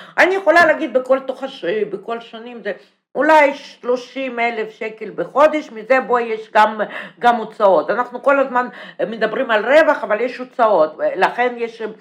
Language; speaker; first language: Hebrew; non-native, fluent; Russian